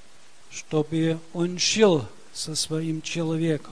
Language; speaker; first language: Russian; early bilingual, heritage; Russian